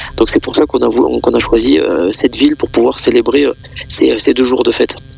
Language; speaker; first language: French; native; French